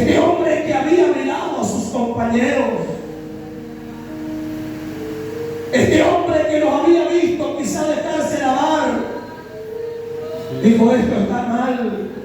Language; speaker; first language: Spanish; native; Spanish